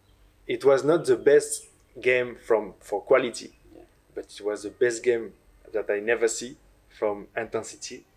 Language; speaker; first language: English; non-native, learner; French